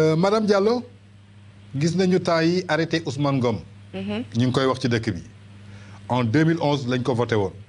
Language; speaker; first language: Wolof; native; Wolof